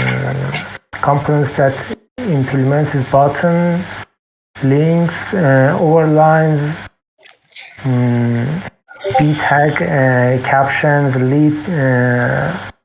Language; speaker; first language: English; non-native, fluent; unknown